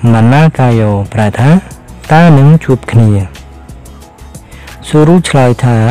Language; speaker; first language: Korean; non-native, fluent; Khmer